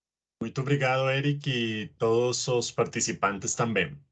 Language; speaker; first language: Portuguese; non-native, learner; Spanish